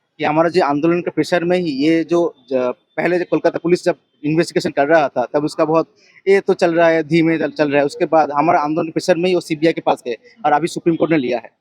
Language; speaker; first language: Hindi; non-native, local second language; Bangla